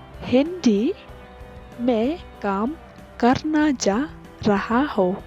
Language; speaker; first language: Hindi; non-native, local second language; Khasi